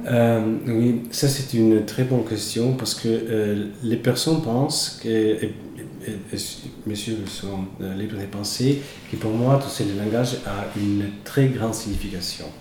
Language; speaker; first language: French; non-native, fluent; Italian